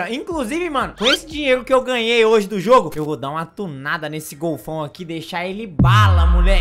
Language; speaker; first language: Portuguese; native; Portuguese